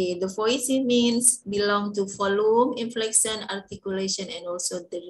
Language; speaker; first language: English; non-native, fluent; Indonesian